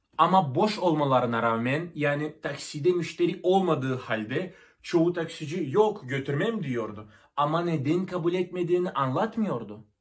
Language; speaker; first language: Turkish; non-native, fluent; Russian